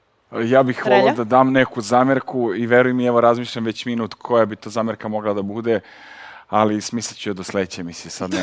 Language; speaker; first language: Serbian; native; Serbian